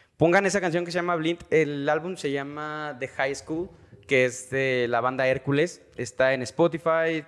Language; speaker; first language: Spanish; native; Spanish